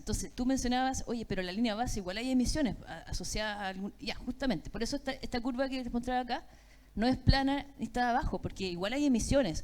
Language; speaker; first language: Spanish; native; Spanish